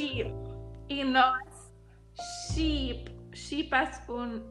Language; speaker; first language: Spanish; non-native, learner; English